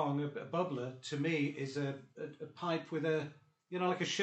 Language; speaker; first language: English; native; English